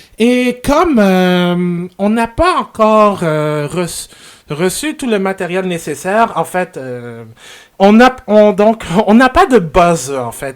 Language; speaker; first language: French; native; French